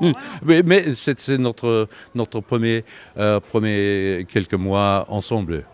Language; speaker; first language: French; non-native, learner; English